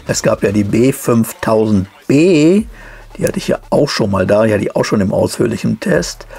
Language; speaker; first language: German; native; German